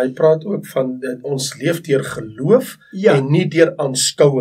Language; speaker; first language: Afrikaans; native; Afrikaans